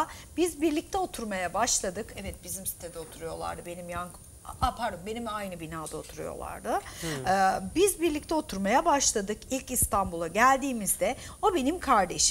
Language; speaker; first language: Turkish; native; Turkish